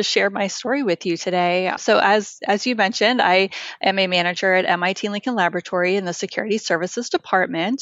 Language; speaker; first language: English; native; English